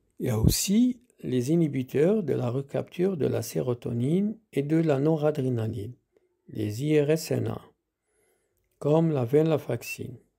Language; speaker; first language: French; non-native, local second language; Arabic